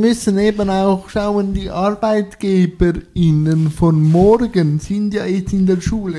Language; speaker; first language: German; native; German